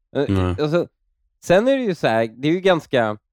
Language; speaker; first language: Swedish; early bilingual, other home language; Persian